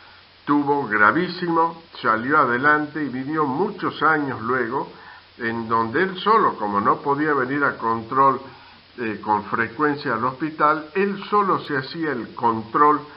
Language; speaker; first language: Spanish; native; Spanish